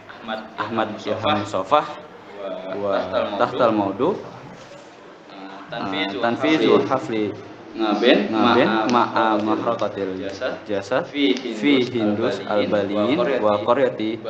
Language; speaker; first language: Arabic; non-native, fluent; Indonesian